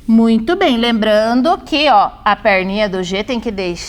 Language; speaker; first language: Portuguese; native; Portuguese